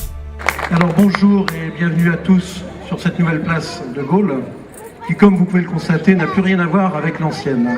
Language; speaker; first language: French; native; French